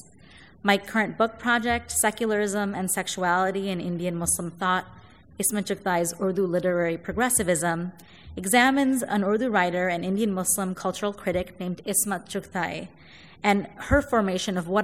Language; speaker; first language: English; native; English